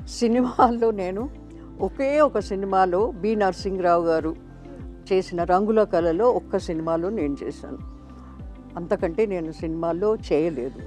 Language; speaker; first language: Telugu; native; Telugu